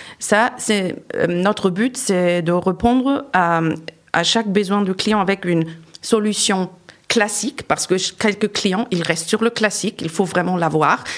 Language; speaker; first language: French; non-native, fluent; German